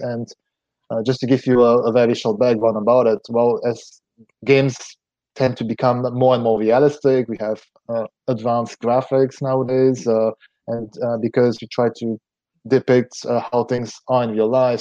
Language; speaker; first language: English; non-native, fluent; French